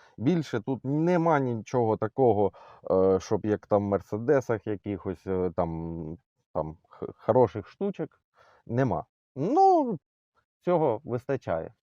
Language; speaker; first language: Ukrainian; non-native, local second language; Russian